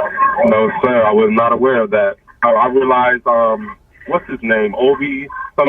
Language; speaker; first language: English; native; English